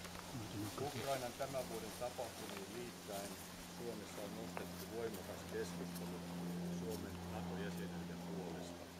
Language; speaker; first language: Finnish; native; Finnish